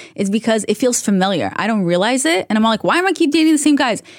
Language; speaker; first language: English; non-native, fluent; Hebrew